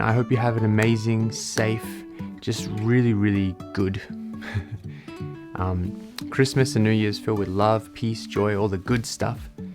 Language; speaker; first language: English; native; English